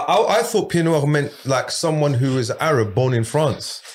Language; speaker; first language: English; early bilingual, other home language; Arabic